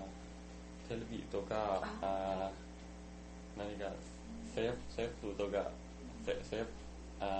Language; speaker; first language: Japanese; non-native, learner; Thai